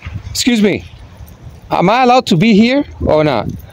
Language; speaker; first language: English; non-native, fluent; Spanish